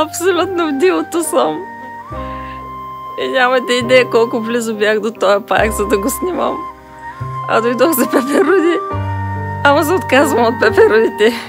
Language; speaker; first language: Bulgarian; native; Bulgarian